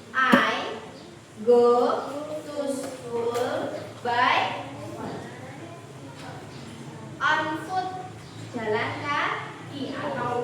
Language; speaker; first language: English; non-native, learner; Indonesian